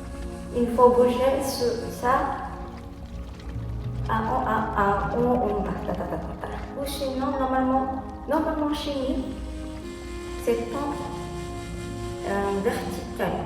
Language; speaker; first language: French; non-native, learner; Japanese